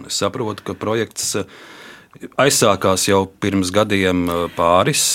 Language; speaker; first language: Latvian; native; Latvian